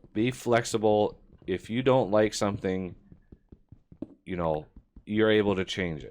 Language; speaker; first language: English; native; English